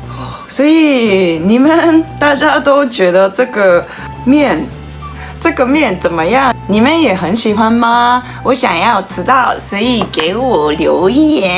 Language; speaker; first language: Chinese; non-native, learner; Japanese